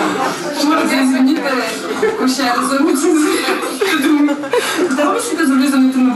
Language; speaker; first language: Bulgarian; native; Bulgarian